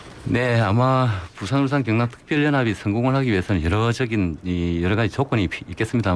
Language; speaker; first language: Korean; native; Korean